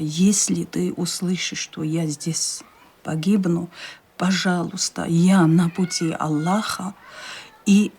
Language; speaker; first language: Russian; non-native, local second language; Chechen